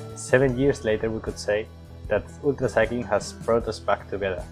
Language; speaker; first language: English; non-native, fluent; Spanish